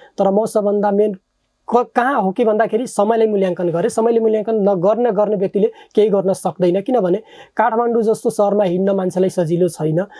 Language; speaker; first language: Nepali; non-native, local second language; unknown